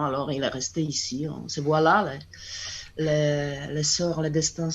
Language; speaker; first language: French; non-native, fluent; Czech